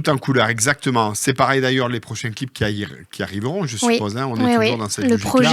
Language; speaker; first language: French; native; French